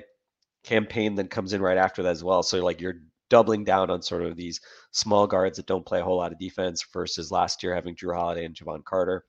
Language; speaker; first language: English; native; English